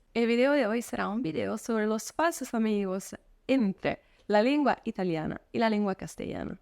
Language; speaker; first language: Spanish; non-native, fluent; Italian